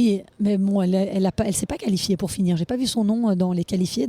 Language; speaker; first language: French; native; French